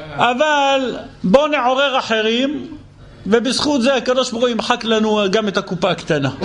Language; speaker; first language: Hebrew; native; Hebrew